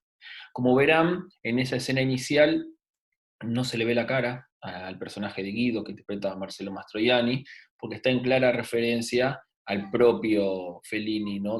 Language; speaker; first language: Spanish; native; Spanish